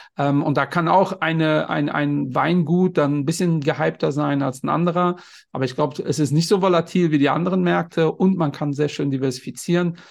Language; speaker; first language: German; native; German